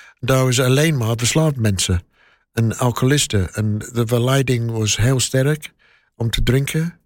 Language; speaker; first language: Dutch; non-native, learner; English